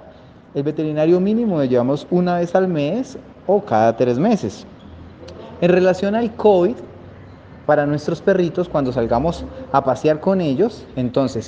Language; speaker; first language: Spanish; native; Spanish